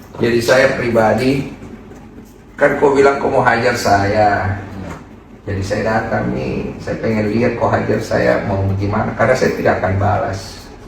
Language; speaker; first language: Indonesian; native; Indonesian